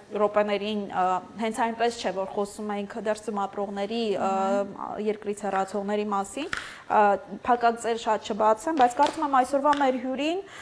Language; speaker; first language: Armenian; native; Armenian